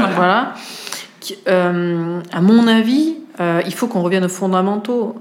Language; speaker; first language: French; native; French